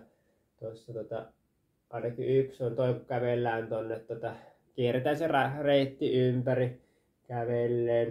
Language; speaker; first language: Finnish; native; Finnish